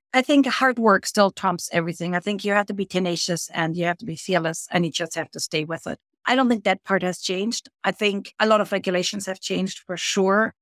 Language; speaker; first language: English; non-native, fluent; German